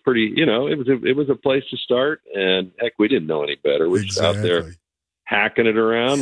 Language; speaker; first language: English; native; English